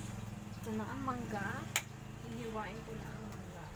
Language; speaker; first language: Filipino; native; Filipino